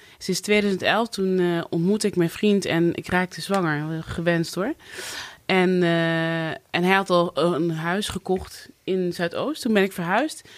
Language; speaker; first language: Dutch; native; Dutch